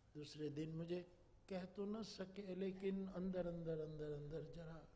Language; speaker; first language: Hindi; non-native, local second language; Gujarati